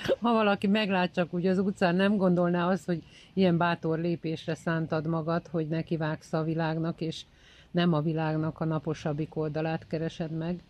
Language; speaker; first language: Hungarian; native; Hungarian